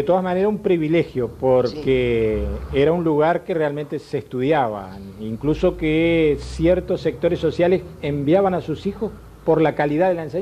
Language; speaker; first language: Spanish; native; Spanish